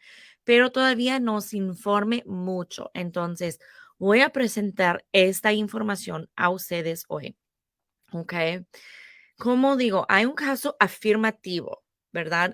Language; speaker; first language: Spanish; non-native, fluent; English